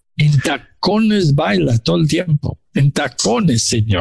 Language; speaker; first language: Spanish; non-native, learner; English